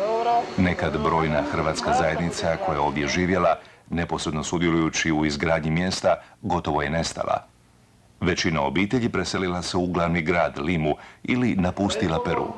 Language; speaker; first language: Croatian; native; Croatian